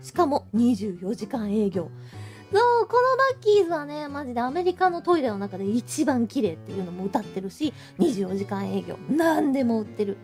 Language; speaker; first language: Japanese; early bilingual, heritage; Japanese